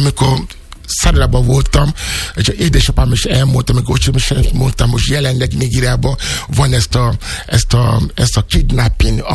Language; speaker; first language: Hungarian; non-native, learner; Yoruba